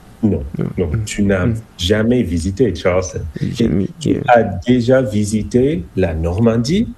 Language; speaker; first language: French; non-native, fluent; English